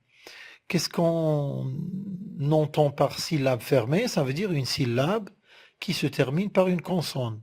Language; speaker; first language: French; non-native, local second language; Arabic